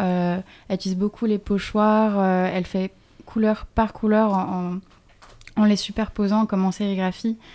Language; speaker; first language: French; native; French